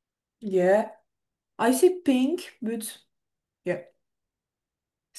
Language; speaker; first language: English; non-native, fluent; French